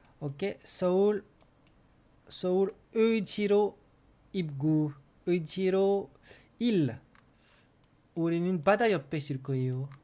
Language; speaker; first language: Korean; non-native, learner; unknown